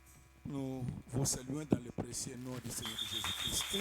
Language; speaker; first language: French; non-native, local second language; Luba-Lulua